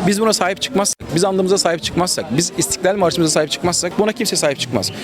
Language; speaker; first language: Turkish; native; Turkish